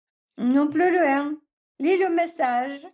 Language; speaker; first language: French; non-native, fluent; Russian